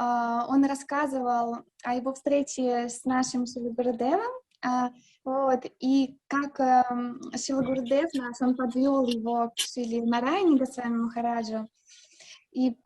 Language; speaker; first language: Russian; native; Russian